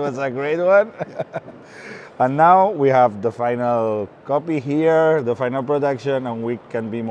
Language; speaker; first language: English; non-native, fluent; Spanish